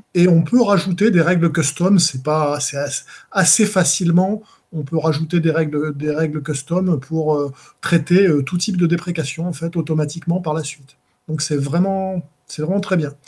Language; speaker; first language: French; native; French